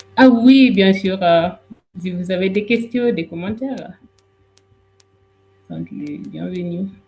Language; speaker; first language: French; non-native, fluent; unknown